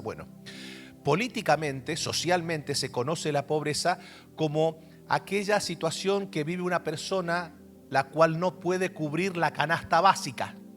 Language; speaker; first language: Spanish; native; Spanish